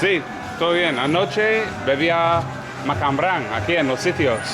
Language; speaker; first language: Spanish; non-native, learner; English